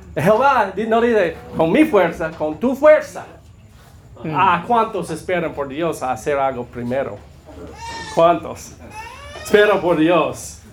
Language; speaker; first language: Spanish; non-native, learner; English